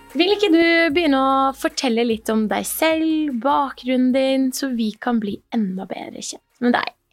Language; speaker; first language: Norwegian; early bilingual, other home language; Persian